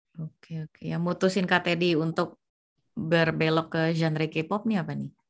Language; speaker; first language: Indonesian; native; Indonesian